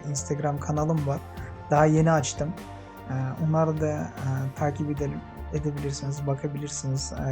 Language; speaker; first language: Turkish; non-native, fluent; Uzbek